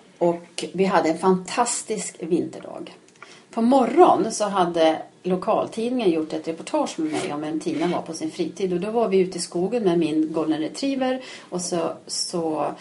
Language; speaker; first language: Swedish; early bilingual, other home language; Finnish